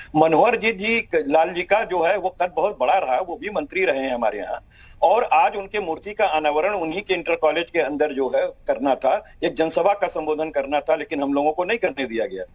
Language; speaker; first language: Hindi; native; Hindi